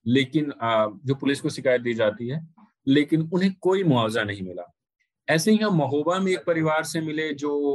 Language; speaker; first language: Hindi; native; Hindi